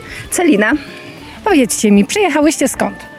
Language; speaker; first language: Polish; native; Polish